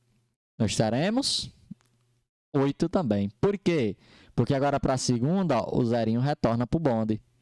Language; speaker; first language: Portuguese; native; Portuguese